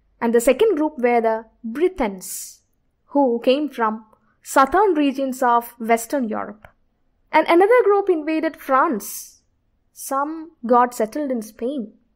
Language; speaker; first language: English; non-native, local second language; Malayalam